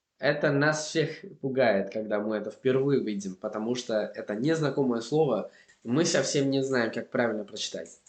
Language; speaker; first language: Russian; non-native, fluent; Spanish